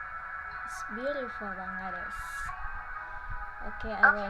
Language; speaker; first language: English; non-native, learner; Indonesian